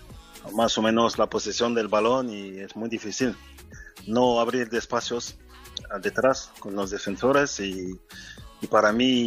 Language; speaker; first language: Spanish; non-native, fluent; French